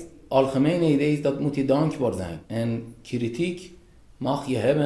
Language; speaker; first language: Dutch; non-native, fluent; Persian